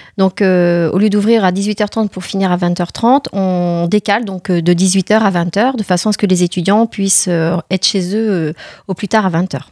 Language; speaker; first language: French; native; French